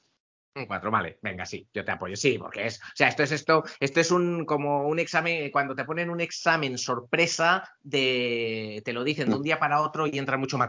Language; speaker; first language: Spanish; native; Spanish